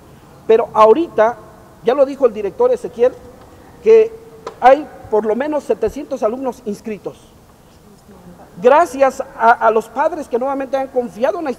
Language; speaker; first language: Spanish; native; Spanish